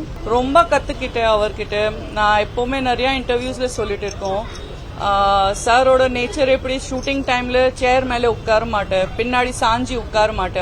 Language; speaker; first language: Tamil; non-native, fluent; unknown